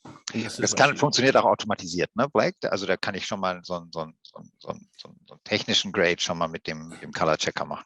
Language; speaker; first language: German; native; German